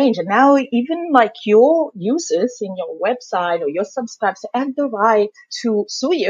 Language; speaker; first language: English; non-native, fluent; Italian